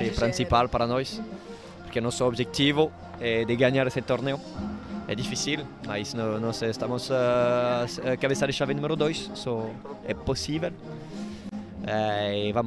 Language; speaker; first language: Portuguese; non-native, learner; French